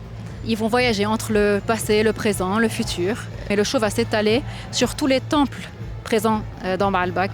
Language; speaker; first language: French; non-native, local second language; Arabic